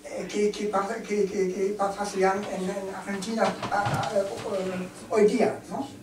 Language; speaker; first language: Spanish; non-native, learner; German